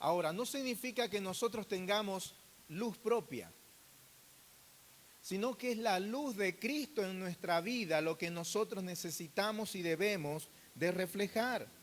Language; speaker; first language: Spanish; native; Spanish